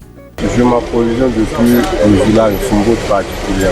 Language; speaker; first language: French; non-native, local second language; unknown